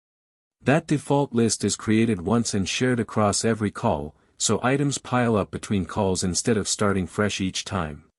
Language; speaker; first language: English; native; English